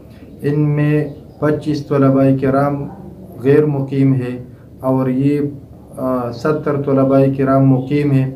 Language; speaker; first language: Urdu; non-native, local second language; Pashto